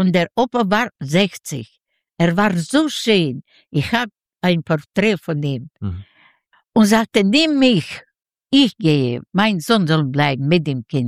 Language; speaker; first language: German; non-native, learner; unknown